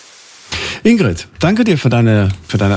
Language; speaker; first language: German; native; German